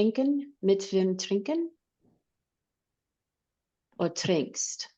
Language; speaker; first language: German; non-native, learner; English